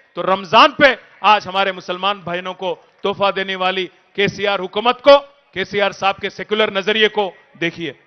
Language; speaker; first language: Hindi; non-native, local second language; Telugu